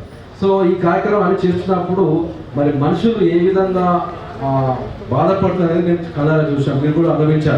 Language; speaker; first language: Telugu; native; Telugu